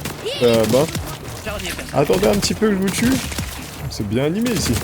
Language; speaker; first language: French; native; French